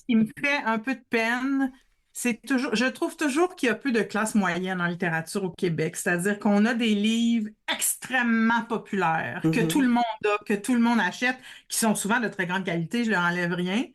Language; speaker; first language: French; native; French